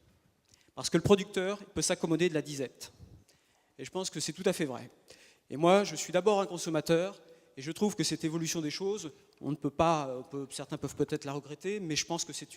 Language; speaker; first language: French; native; French